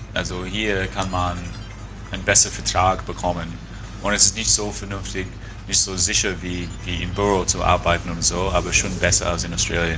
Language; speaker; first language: German; non-native, fluent; English